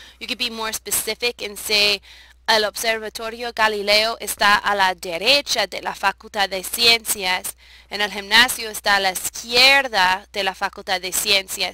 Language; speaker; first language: Spanish; non-native, fluent; English